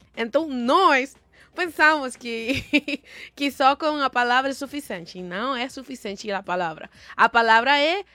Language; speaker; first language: Portuguese; non-native, learner; Spanish